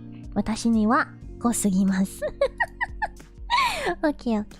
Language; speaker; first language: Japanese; non-native, learner; English